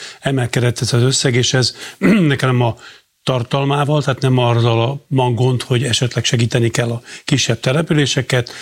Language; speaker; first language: Hungarian; native; Hungarian